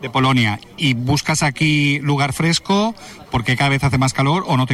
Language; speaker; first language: Spanish; non-native, local second language; Catalan